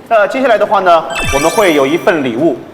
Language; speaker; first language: Chinese; native; Chinese